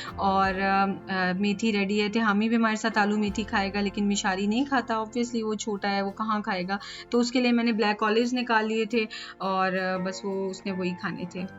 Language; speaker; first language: Urdu; non-native, local second language; Punjabi